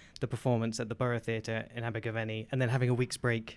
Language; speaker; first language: English; native; English